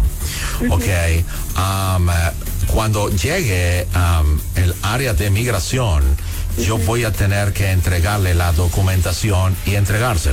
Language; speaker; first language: Spanish; non-native, learner; English